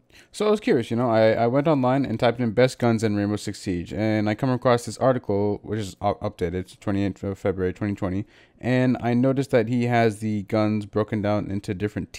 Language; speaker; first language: English; native; English